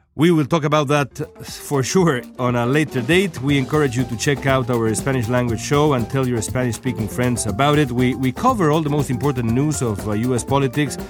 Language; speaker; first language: English; non-native, fluent; Spanish